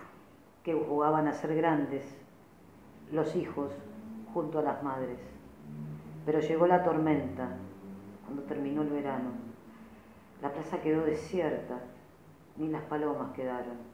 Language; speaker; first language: Spanish; native; Spanish